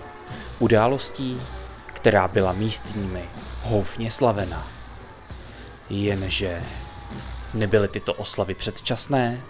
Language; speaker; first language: Czech; native; Czech